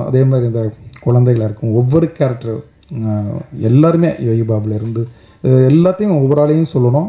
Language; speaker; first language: Tamil; native; Tamil